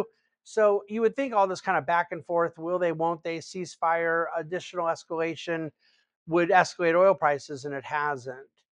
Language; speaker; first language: English; native; English